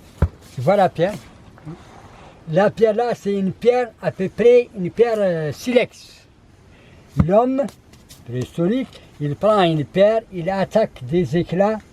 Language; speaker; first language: French; non-native, learner; Arabic